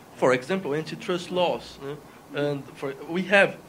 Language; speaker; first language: English; non-native, fluent; Spanish